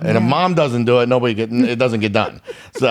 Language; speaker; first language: English; native; English